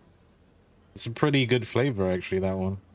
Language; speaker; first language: English; native; English